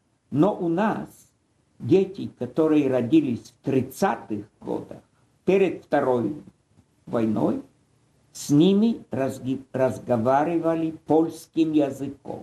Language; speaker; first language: Russian; non-native, fluent; Polish